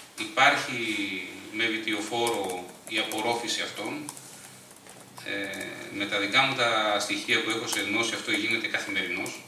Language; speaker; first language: Greek; native; Greek